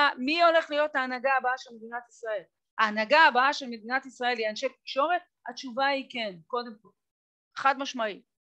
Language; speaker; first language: Hebrew; native; Hebrew